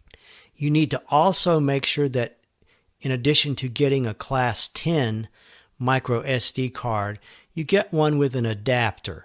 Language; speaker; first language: English; native; English